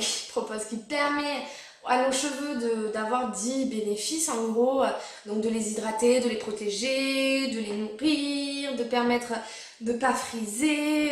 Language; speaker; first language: French; native; French